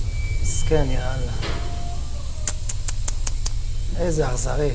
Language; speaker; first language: Hebrew; native; Hebrew